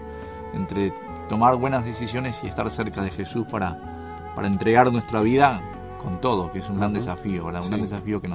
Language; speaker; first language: Spanish; native; Spanish